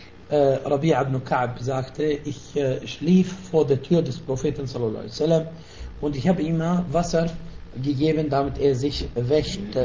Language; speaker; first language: German; non-native, fluent; Arabic